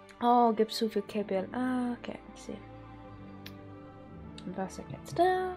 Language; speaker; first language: German; non-native, learner; English